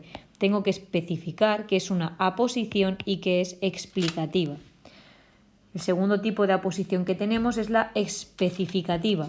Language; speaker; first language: Spanish; native; Spanish